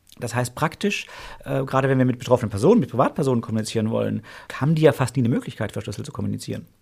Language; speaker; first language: German; native; German